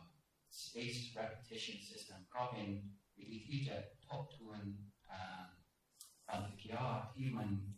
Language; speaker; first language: Thai; non-native, fluent; English